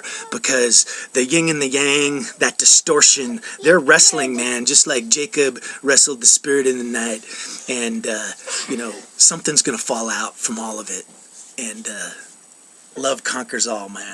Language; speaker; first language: English; native; English